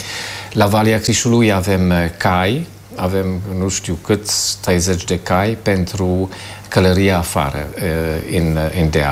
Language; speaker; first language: Romanian; non-native, fluent; German